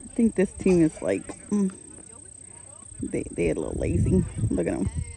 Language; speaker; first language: English; early bilingual, other home language; Spanish